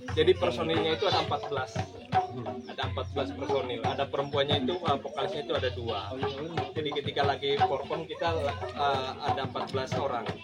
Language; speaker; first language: Indonesian; non-native, local second language; Sundanese